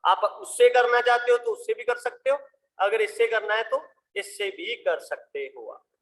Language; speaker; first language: Hindi; non-native, local second language; Punjabi